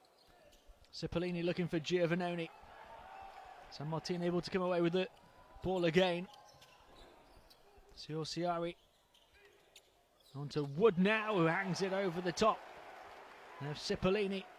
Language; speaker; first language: English; native; English